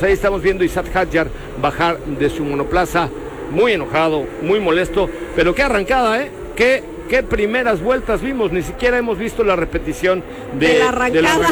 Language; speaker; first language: Spanish; native; Spanish